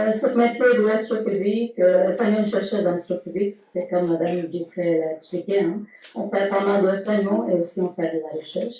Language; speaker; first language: French; non-native, fluent; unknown